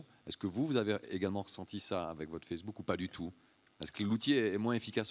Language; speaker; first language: French; native; French